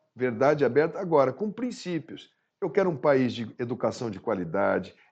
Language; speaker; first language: Portuguese; native; Portuguese